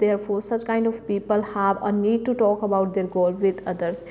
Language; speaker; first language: English; non-native, local second language; Punjabi